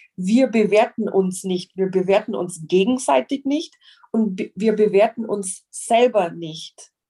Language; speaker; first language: German; non-native, fluent; English